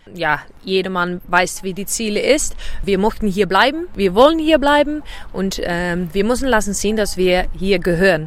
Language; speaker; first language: German; non-native, learner; Dutch